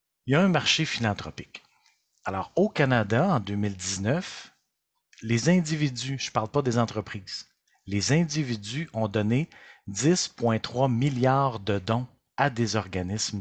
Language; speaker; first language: French; native; French